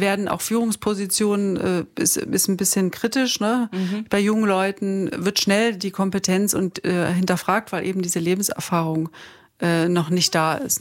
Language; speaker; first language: German; native; German